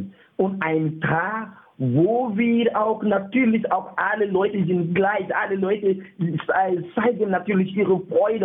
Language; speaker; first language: German; non-native, fluent; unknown